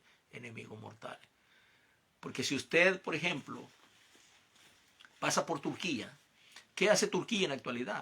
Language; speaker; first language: Spanish; native; Spanish